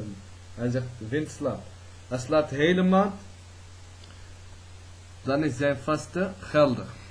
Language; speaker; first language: Dutch; early bilingual, other home language; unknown